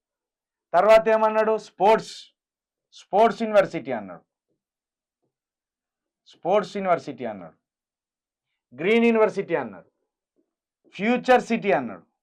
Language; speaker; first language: Telugu; native; Telugu